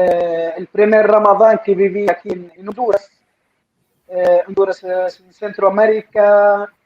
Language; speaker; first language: Spanish; non-native, fluent; Arabic